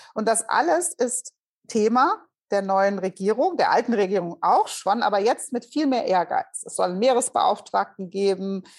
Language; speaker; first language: German; native; German